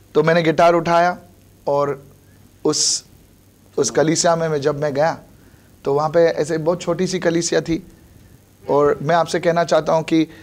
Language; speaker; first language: Hindi; non-native, local second language; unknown